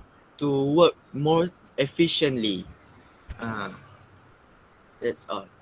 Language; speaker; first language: English; non-native, local second language; Malay